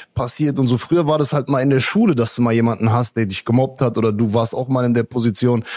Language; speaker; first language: German; native; German